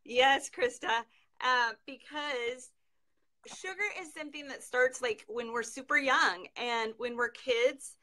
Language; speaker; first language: English; native; English